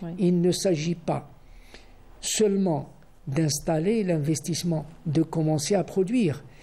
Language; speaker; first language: French; non-native, local second language; Arabic